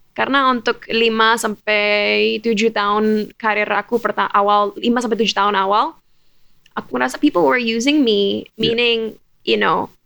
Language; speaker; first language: Indonesian; early bilingual, other home language; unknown